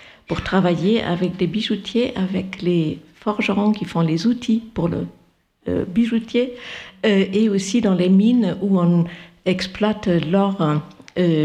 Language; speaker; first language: French; non-native, fluent; German